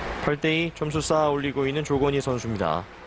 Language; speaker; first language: Korean; native; Korean